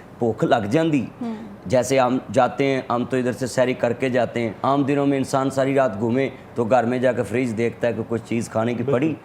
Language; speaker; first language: Urdu; non-native, local second language; Punjabi